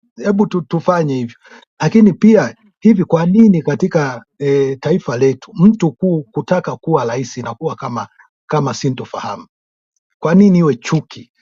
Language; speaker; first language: Swahili; native; Swahili